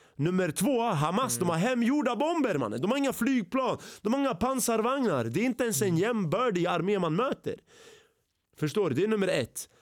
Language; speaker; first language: Swedish; early bilingual, other home language; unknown